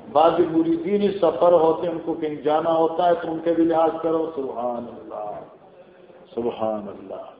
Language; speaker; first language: Urdu; non-native, local second language; Northern Hindko